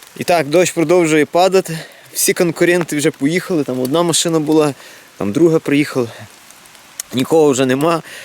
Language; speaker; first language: Ukrainian; native; Ukrainian